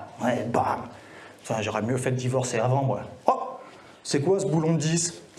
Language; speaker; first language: French; native; French